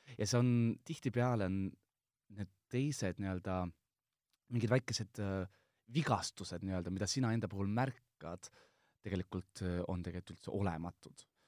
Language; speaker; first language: Estonian; non-native, local second language; Russian